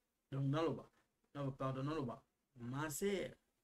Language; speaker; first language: French; non-native, local second language; Lingala